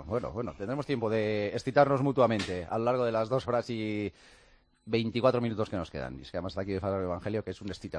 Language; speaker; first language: Spanish; native; Spanish